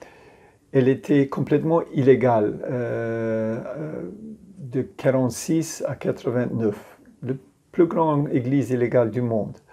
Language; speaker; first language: French; non-native, fluent; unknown